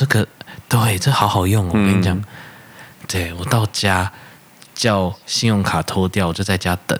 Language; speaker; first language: Chinese; native; Chinese